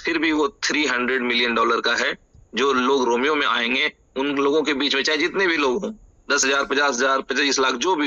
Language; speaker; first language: Hindi; native; Hindi